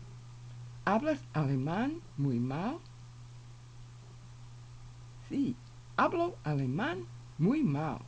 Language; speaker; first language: Spanish; non-native, fluent; English